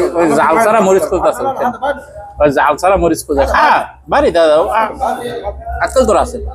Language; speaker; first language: Arabic; non-native, learner; Bangla